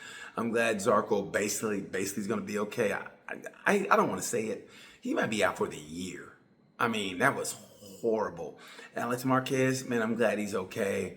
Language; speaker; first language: English; native; English